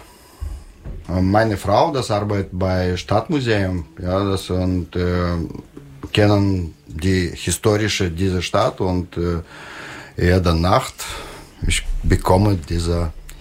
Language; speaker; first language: German; non-native, learner; Russian